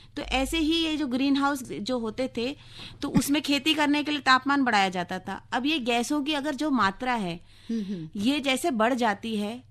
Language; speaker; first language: Hindi; native; Hindi